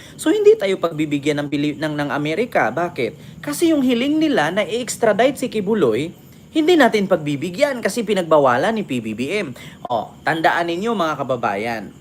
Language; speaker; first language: Filipino; native; Filipino